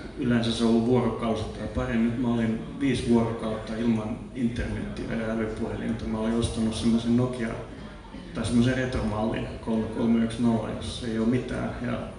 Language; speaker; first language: Finnish; non-native, local second language; Swedish